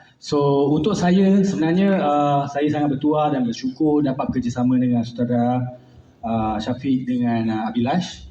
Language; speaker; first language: Malay; native; Malay